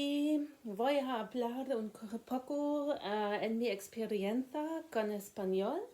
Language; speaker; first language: Spanish; non-native, learner; German